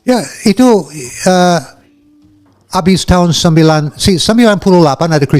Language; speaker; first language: Indonesian; non-native, learner; English